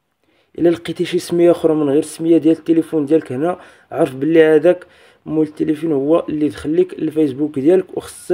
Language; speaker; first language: Arabic; native; Arabic